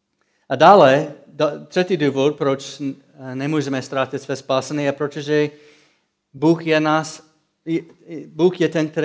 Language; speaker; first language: Czech; non-native, fluent; English